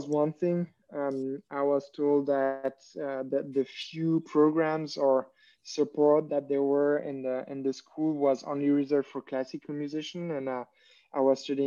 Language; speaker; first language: English; non-native, fluent; French